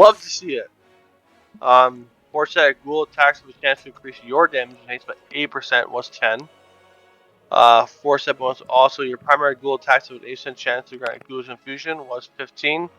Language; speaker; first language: English; native; English